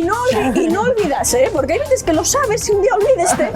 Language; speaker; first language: Spanish; native; Spanish